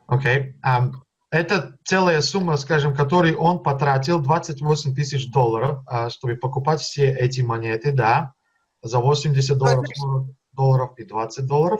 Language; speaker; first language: Russian; early bilingual, heritage; Russian